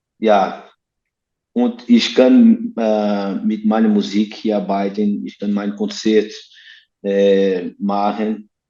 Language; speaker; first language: German; non-native, learner; Portuguese